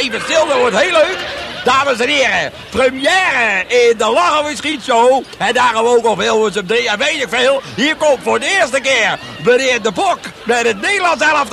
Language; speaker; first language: Dutch; native; Dutch